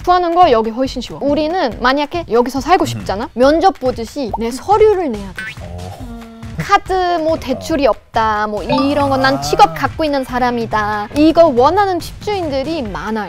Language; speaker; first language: Korean; non-native, fluent; German